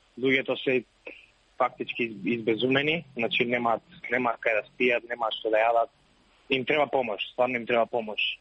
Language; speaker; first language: Macedonian; native; Macedonian